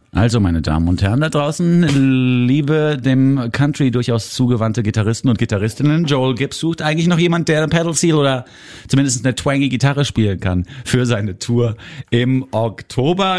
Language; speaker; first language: German; native; German